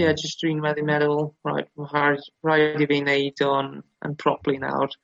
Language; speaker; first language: Welsh; non-native, local second language; English